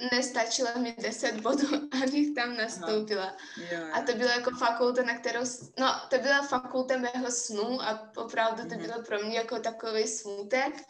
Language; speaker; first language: Czech; non-native, fluent; Russian